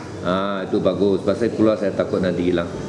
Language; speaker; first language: Malay; native; Malay